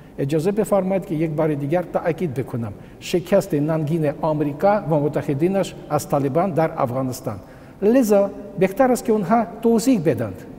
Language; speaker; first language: Persian; non-native, fluent; Russian